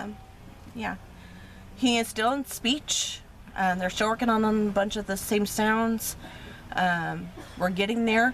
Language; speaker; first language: English; native; English